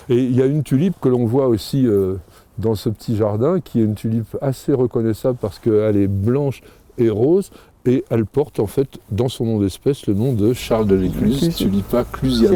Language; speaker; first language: French; native; French